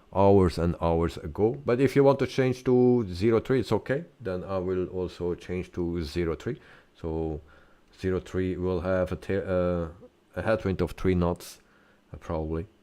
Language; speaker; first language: English; non-native, fluent; Dutch